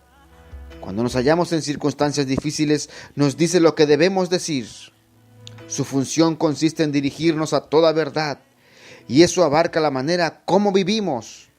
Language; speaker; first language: Spanish; native; Spanish